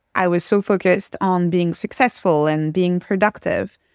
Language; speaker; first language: English; non-native, fluent; French